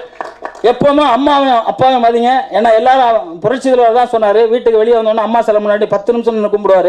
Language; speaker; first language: Tamil; native; Tamil